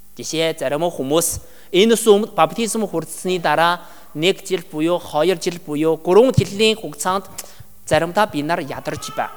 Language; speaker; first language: Mongolian; non-native, learner; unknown